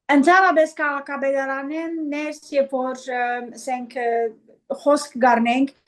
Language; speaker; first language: Armenian; early bilingual, heritage; Armenian